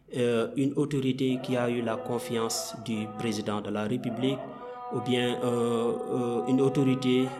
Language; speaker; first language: French; non-native, local second language; Wolof